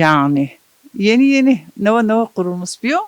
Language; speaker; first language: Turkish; non-native, local second language; Zaza